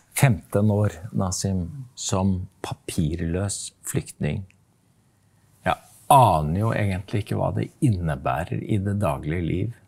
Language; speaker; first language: Norwegian; native; Norwegian